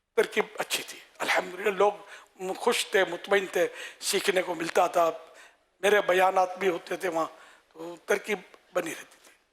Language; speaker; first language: Urdu; native; Urdu